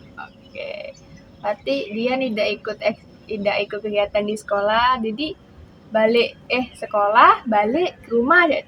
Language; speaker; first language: Indonesian; native; Indonesian